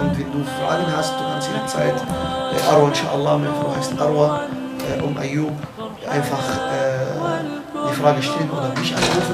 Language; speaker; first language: German; non-native, fluent; Arabic